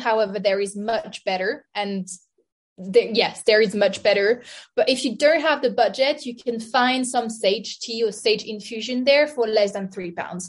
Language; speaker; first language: English; non-native, fluent; French